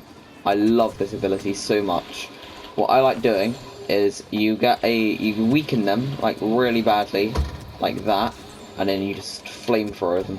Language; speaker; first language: English; native; English